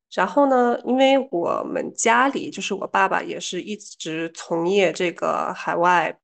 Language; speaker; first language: Chinese; early bilingual, heritage; Chinese